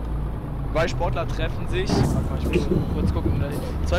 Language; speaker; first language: German; native; German